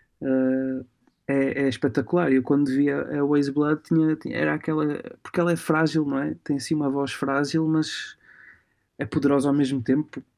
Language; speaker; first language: Portuguese; early bilingual, other home language; Romanian